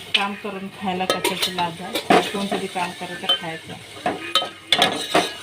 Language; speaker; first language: Marathi; non-native, local second language; Kannada